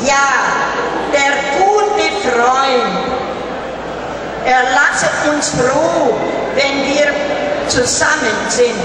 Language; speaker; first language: German; early bilingual, heritage; German